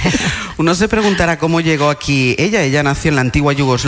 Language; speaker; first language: Spanish; native; Spanish